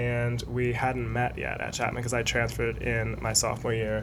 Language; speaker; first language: English; native; English